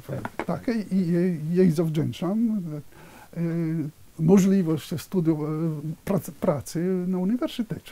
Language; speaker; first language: Polish; non-native, fluent; Italian